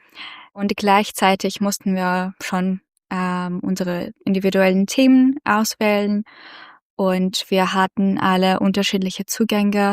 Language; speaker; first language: German; non-native, fluent; Russian